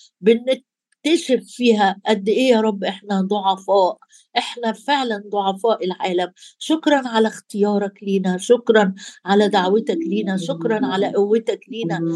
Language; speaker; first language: Arabic; native; Arabic